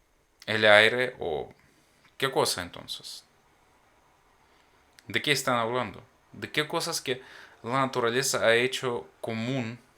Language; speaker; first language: Spanish; non-native, fluent; Ukrainian